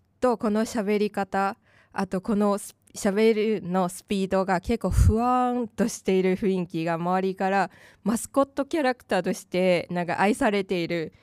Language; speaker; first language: Japanese; non-native, fluent; Chinese